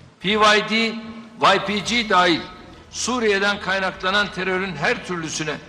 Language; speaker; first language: Turkish; native; Turkish